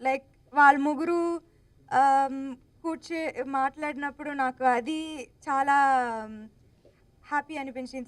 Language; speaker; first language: Telugu; non-native, local second language; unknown